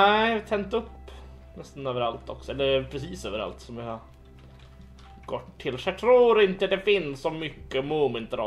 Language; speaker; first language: Swedish; native; Swedish